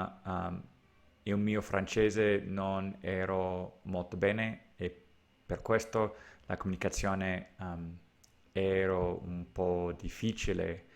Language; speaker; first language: Italian; non-native, learner; English